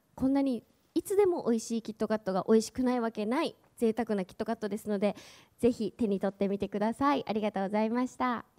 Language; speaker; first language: Japanese; native; Japanese